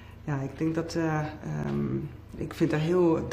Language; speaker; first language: Dutch; non-native, local second language; Papiamento